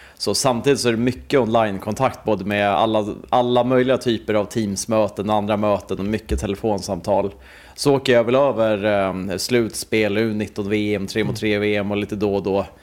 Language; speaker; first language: Swedish; native; Swedish